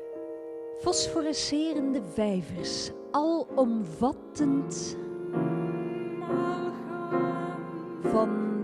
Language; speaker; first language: Dutch; native; Dutch